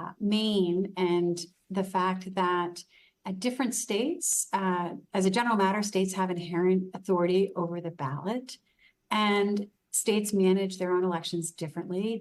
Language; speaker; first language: English; native; English